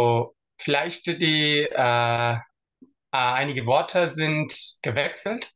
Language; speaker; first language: German; non-native, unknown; Tamil